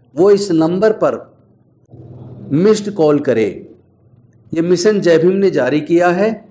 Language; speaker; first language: Hindi; native; Hindi